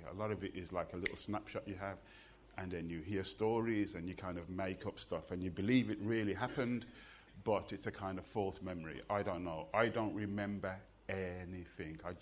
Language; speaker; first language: English; native; English